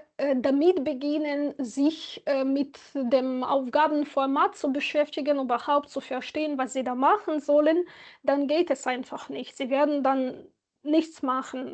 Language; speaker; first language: German; non-native, fluent; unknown